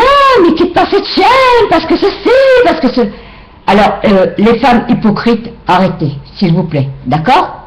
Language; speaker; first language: French; native; French